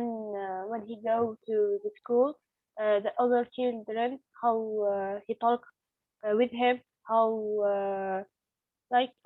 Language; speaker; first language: English; non-native, learner; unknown